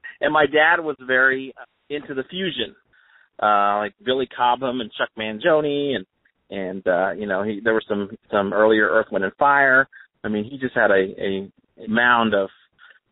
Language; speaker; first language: English; native; English